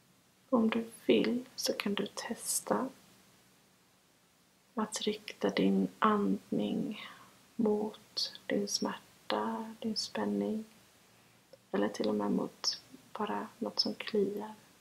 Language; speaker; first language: Swedish; native; Swedish